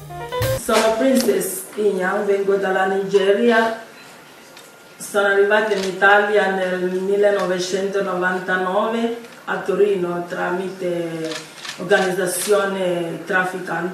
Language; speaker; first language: Italian; non-native, fluent; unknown